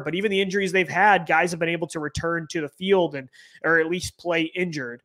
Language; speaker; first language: English; native; English